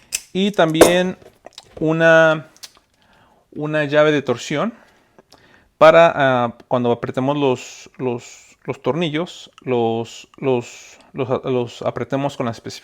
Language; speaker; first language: Spanish; native; Spanish